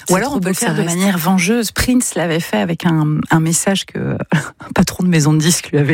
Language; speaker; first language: French; native; French